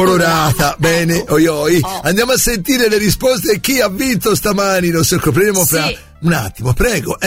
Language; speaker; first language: Italian; native; Italian